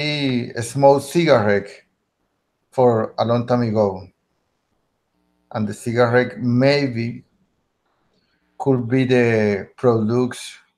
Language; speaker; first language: English; non-native, learner; Spanish